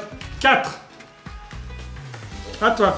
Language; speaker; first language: French; native; French